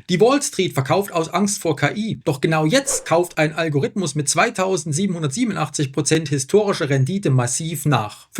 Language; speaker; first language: German; native; German